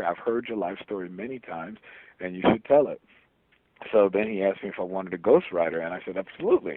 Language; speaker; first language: English; native; English